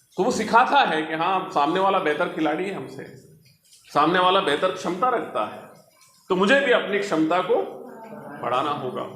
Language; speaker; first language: Hindi; non-native, local second language; Telugu